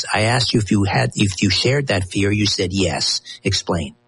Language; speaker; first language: English; native; English